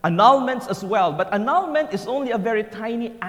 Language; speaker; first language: English; non-native, local second language; Filipino